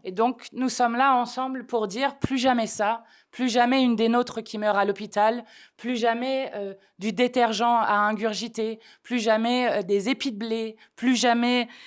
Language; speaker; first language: French; native; French